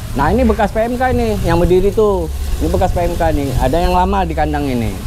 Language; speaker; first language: Indonesian; native; Indonesian